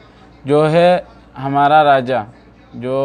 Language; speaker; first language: Hindi; non-native, fluent; Oromo